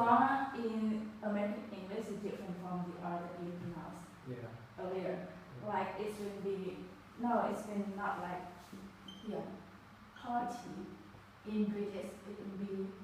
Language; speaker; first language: English; non-native, fluent; Vietnamese